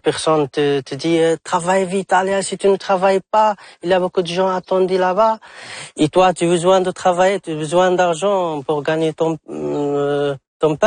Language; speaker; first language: French; non-native, local second language; Arabic